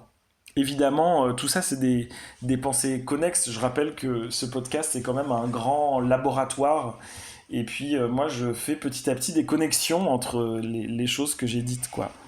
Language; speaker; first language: French; native; French